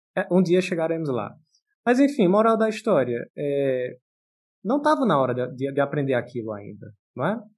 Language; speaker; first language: Portuguese; native; Portuguese